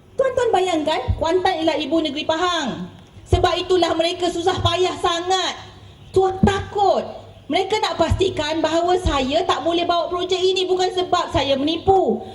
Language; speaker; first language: Malay; native; Malay